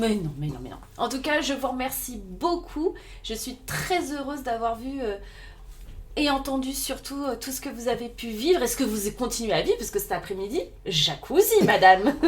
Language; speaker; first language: French; native; French